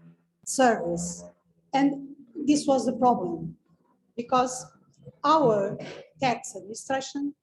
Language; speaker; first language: English; non-native, fluent; Portuguese